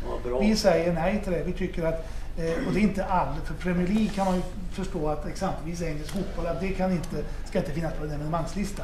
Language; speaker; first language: Swedish; native; Swedish